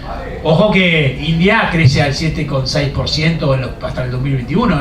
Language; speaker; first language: Spanish; native; Spanish